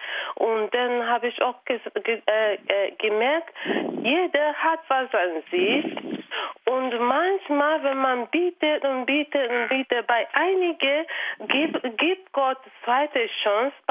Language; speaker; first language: German; non-native, fluent; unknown